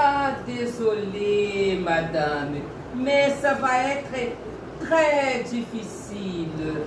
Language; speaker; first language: French; non-native, learner; Portuguese